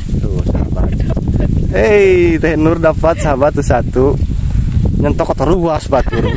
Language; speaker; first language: Indonesian; non-native, local second language; Sundanese